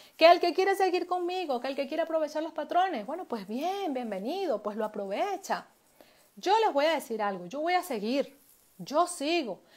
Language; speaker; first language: Spanish; native; Spanish